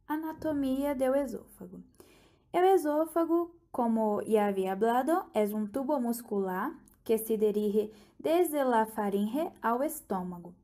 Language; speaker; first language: Portuguese; non-native, learner; Spanish